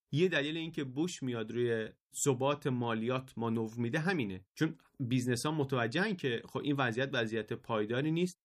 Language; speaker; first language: Persian; native; Persian